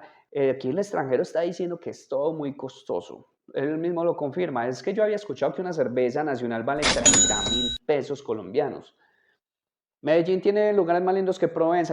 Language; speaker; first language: Spanish; native; Spanish